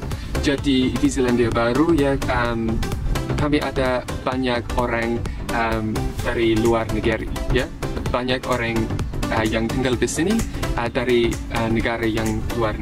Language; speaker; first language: Indonesian; non-native, learner; English